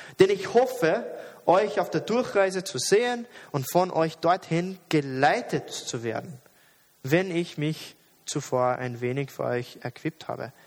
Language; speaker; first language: German; non-native, fluent; English